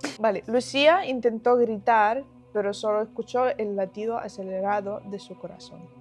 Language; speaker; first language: Spanish; non-native, fluent; Ukrainian